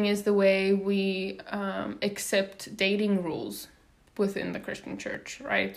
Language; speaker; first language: English; non-native, local second language; Afrikaans